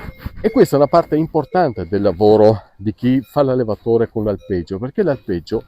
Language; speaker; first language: Italian; native; Italian